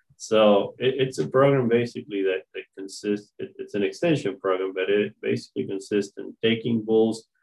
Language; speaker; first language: English; non-native, fluent; Spanish